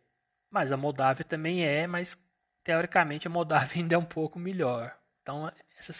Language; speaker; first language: Portuguese; native; Portuguese